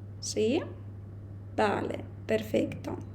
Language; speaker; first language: Spanish; non-native, fluent; Ukrainian